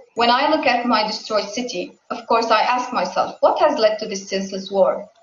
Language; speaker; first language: English; non-native, fluent; Arabic